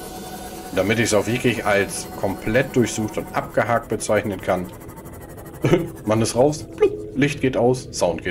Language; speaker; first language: German; native; German